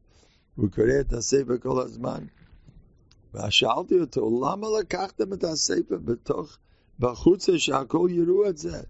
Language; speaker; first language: Hebrew; non-native, fluent; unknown